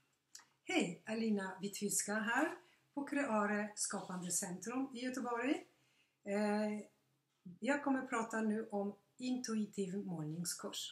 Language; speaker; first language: Swedish; non-native, fluent; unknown